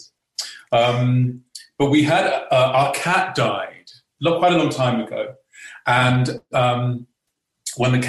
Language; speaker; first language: English; native; English